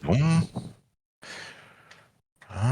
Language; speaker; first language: French; native; French